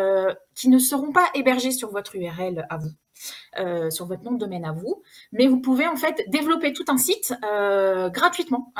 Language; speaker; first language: French; native; French